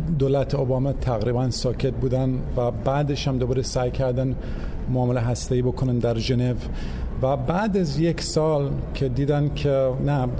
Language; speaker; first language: Persian; early bilingual, heritage; English